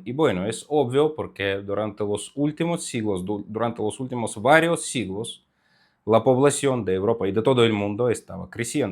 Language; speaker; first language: Spanish; non-native, fluent; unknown